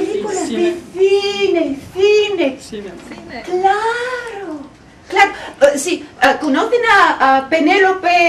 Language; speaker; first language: Spanish; non-native, fluent; Bulgarian